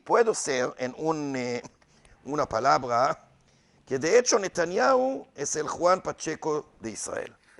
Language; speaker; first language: Spanish; non-native, learner; Hebrew